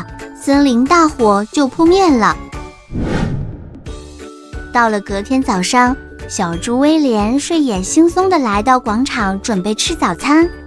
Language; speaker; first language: Chinese; native; Chinese